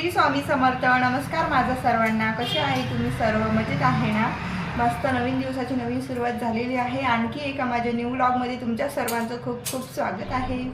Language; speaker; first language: Marathi; non-native, local second language; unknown